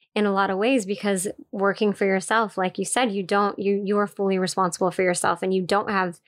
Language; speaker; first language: English; native; English